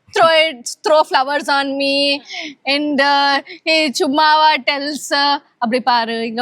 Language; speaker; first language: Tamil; non-native, learner; Telugu